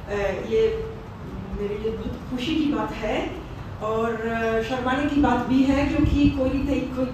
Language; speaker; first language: Hindi; non-native, fluent; Italian